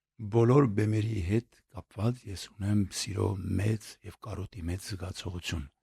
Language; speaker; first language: Armenian; native; Armenian